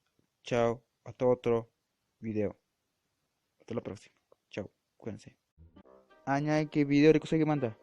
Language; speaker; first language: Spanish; non-native, local second language; Quechua